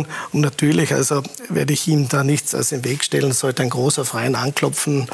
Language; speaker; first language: German; native; German